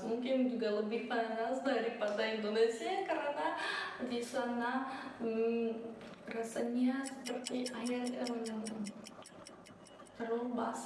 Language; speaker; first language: Indonesian; early bilingual, other home language; Russian